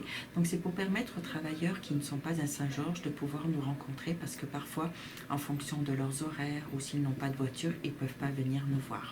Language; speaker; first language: French; native; French